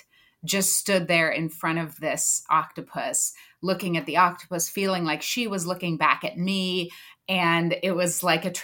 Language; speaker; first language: English; native; English